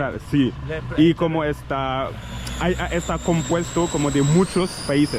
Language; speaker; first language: Spanish; non-native, local second language; French